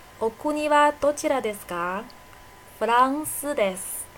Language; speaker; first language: Japanese; non-native, fluent; Chinese